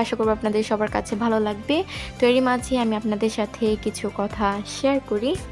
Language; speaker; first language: Bangla; non-native, local second language; Sylheti